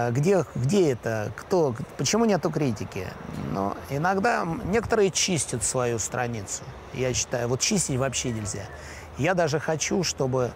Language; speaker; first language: Russian; native; Russian